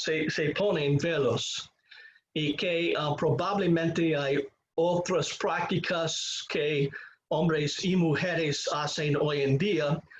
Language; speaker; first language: Spanish; non-native, fluent; English